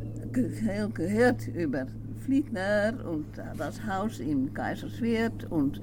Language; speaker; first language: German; non-native, learner; Dutch